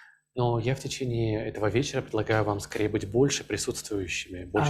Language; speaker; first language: Russian; native; Russian